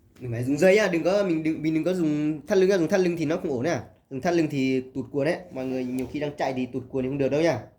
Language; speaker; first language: Vietnamese; non-native, local second language; Hmong